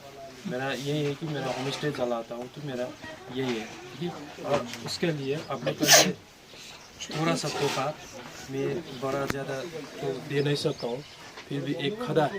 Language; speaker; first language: Hindi; non-native, local second language; Nepali